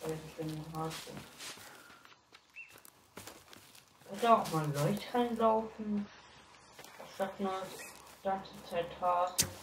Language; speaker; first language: German; native; German